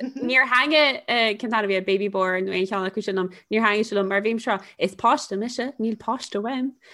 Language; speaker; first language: Irish; non-native, local second language; English